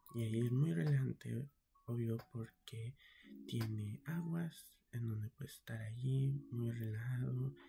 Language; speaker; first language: Spanish; early bilingual, heritage; Spanish